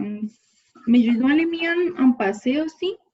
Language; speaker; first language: French; non-native, learner; Spanish